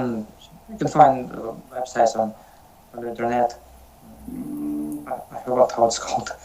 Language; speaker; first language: English; non-native, learner; Russian